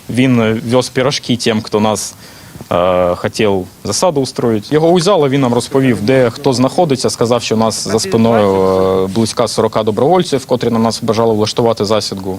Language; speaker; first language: Ukrainian; non-native, local second language; Russian